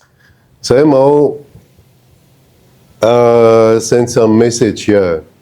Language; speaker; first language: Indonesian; non-native, fluent; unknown